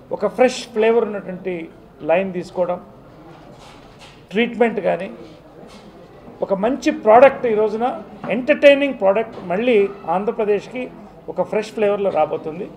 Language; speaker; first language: Telugu; native; Telugu